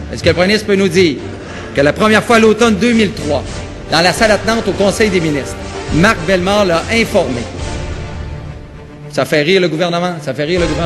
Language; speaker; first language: French; native; French